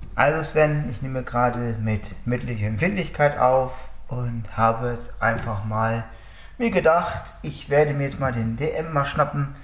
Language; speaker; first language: German; native; German